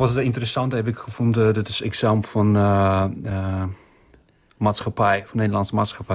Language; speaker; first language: Dutch; non-native, fluent; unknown